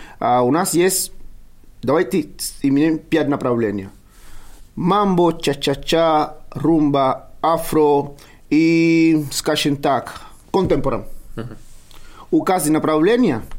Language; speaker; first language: Russian; non-native, fluent; Spanish